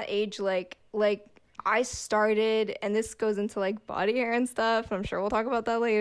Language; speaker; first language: English; native; English